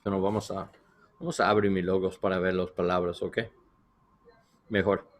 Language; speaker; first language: Spanish; non-native, learner; English